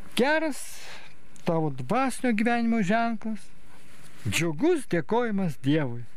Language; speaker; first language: Lithuanian; native; Lithuanian